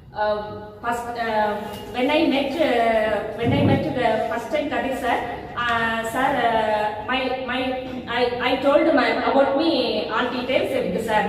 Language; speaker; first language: English; non-native, learner; Tamil